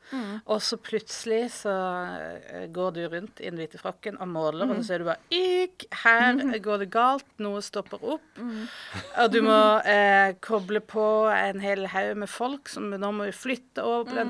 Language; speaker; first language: Norwegian; native; Norwegian